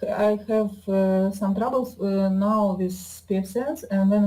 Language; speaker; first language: English; non-native, learner; Russian